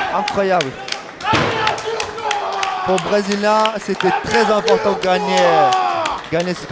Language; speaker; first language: French; native; French